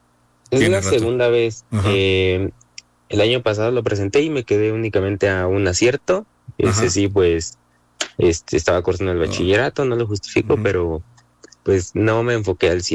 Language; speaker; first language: Spanish; native; Spanish